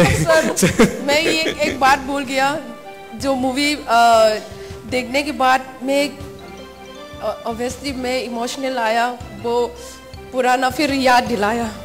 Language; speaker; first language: Hindi; non-native, local second language; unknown